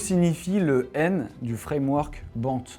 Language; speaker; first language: French; native; French